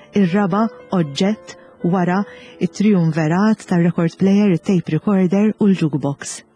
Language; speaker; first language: Maltese; native; Maltese